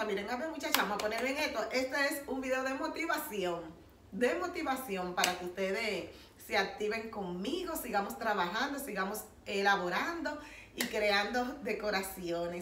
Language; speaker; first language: Spanish; native; Spanish